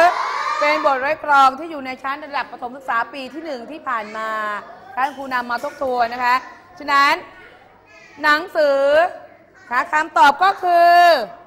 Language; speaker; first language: Thai; native; Thai